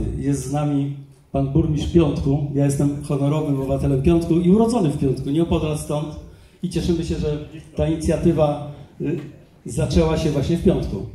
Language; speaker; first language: Polish; native; Polish